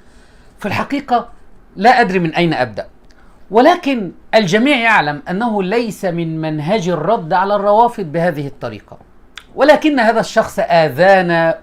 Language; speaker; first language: Arabic; native; Arabic